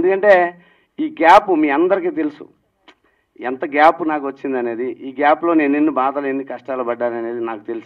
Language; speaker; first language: Telugu; native; Telugu